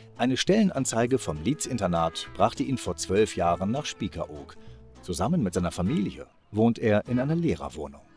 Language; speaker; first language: German; native; German